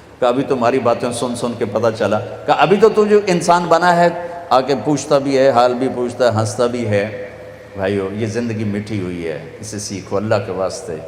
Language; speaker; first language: Urdu; non-native, local second language; Punjabi